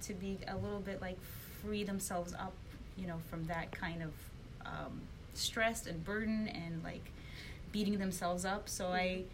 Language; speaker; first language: English; early bilingual, other home language; Russian